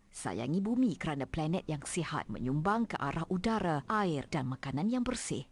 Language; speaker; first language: Malay; native; Malay